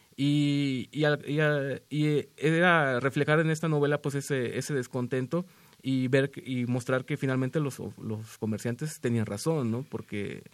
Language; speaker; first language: Spanish; native; Spanish